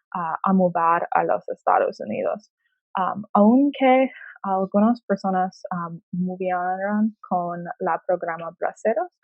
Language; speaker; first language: Spanish; non-native, learner; English